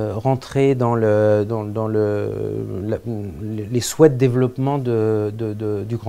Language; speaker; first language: French; native; French